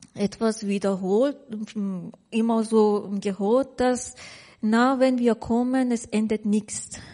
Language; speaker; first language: German; non-native, learner; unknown